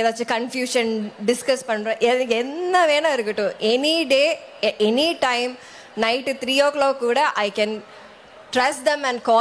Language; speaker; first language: Tamil; non-native, local second language; Malayalam